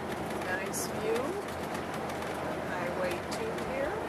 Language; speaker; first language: English; native; English